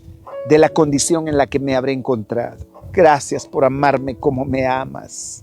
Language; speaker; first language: Spanish; native; Spanish